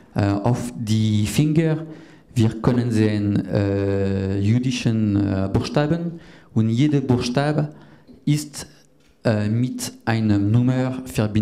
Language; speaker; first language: German; non-native, learner; French